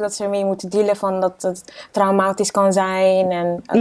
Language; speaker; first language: Dutch; native; Dutch